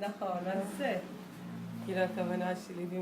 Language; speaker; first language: Hebrew; non-native, local second language; Arabic